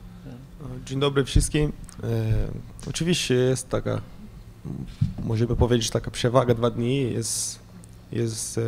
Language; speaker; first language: Polish; non-native, fluent; Portuguese